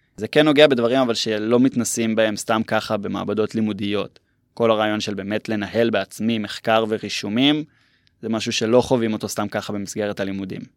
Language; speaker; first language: Hebrew; native; Hebrew